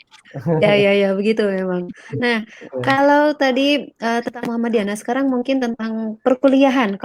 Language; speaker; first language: Indonesian; native; Indonesian